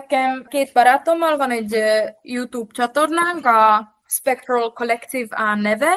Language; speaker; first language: Hungarian; non-native, fluent; Czech